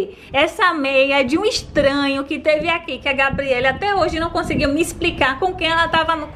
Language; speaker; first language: Portuguese; native; Portuguese